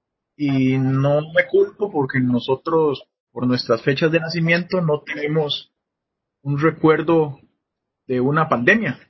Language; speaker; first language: Spanish; native; Spanish